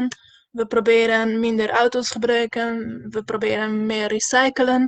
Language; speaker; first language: Dutch; non-native, fluent; Hungarian